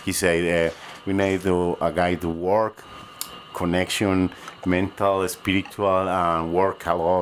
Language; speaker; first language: English; non-native, learner; Spanish